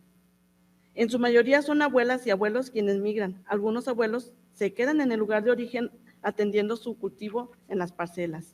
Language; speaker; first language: Spanish; native; Spanish